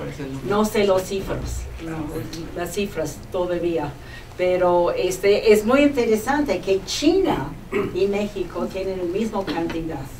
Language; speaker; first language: Spanish; non-native, fluent; English